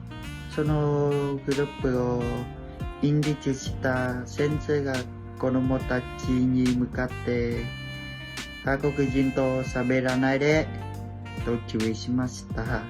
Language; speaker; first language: Japanese; non-native, learner; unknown